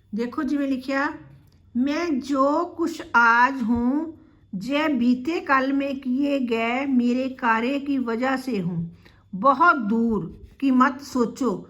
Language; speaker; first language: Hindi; non-native, local second language; Punjabi